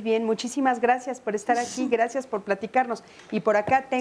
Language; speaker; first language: Spanish; native; Spanish